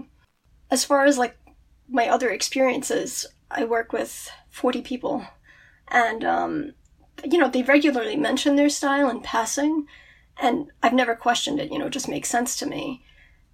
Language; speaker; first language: English; native; English